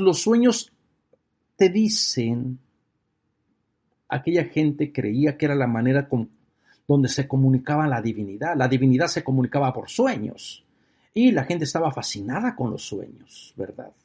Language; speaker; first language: Spanish; native; Spanish